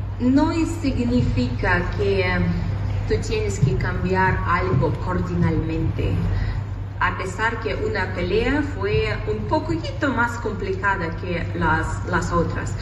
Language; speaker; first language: Spanish; non-native, fluent; Russian